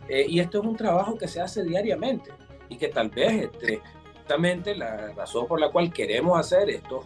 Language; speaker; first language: Spanish; native; Spanish